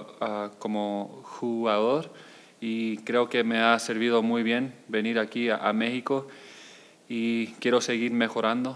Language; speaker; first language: Spanish; early bilingual, heritage; Spanish